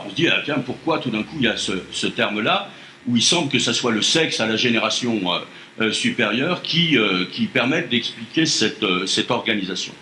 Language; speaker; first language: French; native; French